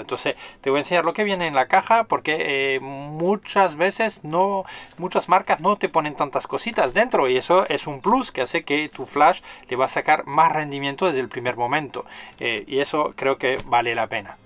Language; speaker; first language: Spanish; non-native, fluent; French